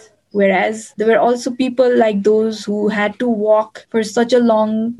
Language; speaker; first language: English; non-native, local second language; Nepali